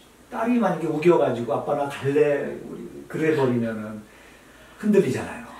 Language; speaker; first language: Korean; native; Korean